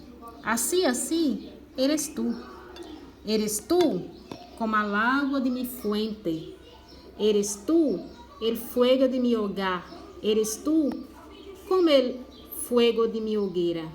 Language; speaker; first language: Spanish; non-native, fluent; Portuguese